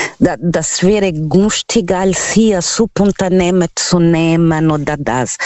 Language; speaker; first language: German; non-native, learner; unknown